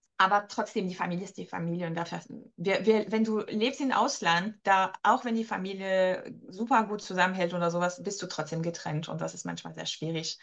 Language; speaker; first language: German; non-native, fluent; French